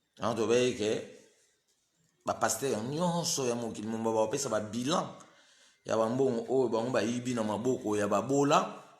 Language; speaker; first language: Lingala; non-native, local second language; Kongo